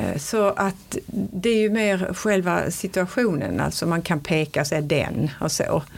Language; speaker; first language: Swedish; native; Swedish